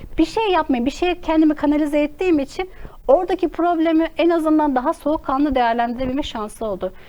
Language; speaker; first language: Turkish; native; Turkish